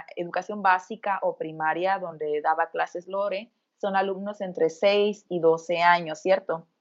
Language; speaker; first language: Spanish; native; Spanish